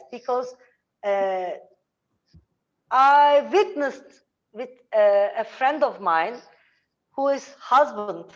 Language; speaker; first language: English; non-native, learner; Turkish